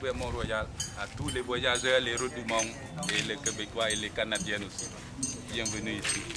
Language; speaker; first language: French; non-native, learner; Khmer